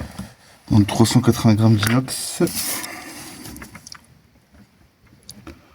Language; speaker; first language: French; native; French